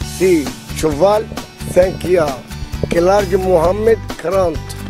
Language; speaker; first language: French; non-native, learner; Arabic